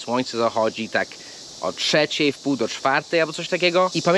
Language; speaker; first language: Polish; non-native, fluent; English